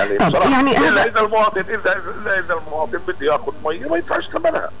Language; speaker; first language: Arabic; native; Arabic